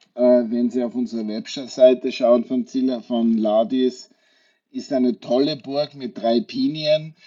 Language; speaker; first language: German; native; German